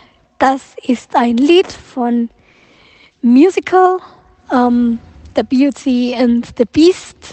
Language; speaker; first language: German; non-native, fluent; Spanish